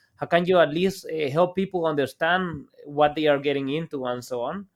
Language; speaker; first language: English; non-native, fluent; Spanish